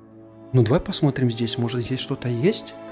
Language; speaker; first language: Russian; native; Russian